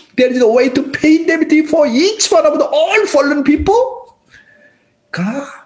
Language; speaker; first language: English; non-native, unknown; Korean